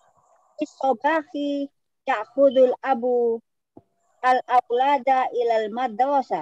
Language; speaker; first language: Arabic; non-native, learner; Indonesian